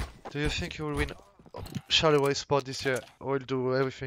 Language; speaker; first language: English; non-native, fluent; French